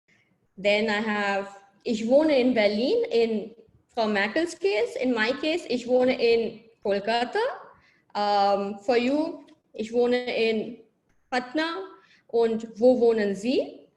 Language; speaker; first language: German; non-native, fluent; Bangla